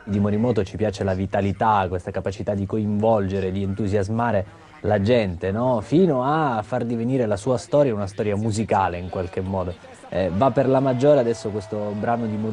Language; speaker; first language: Italian; native; Italian